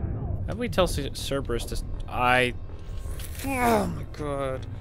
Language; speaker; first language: English; native; English